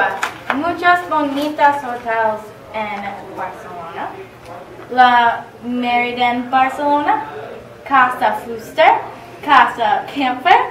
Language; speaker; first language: Spanish; non-native, learner; English